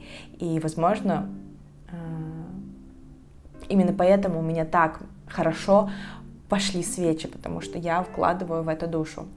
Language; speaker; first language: Russian; native; Russian